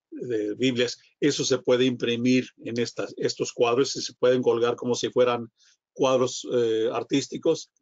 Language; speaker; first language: Spanish; non-native, fluent; English